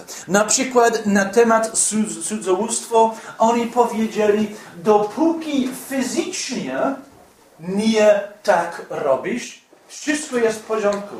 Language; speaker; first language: Polish; non-native, fluent; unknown